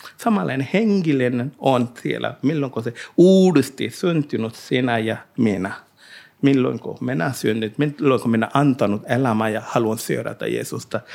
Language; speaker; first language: Finnish; non-native, learner; Hindi